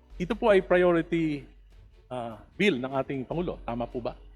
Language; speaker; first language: Filipino; native; Filipino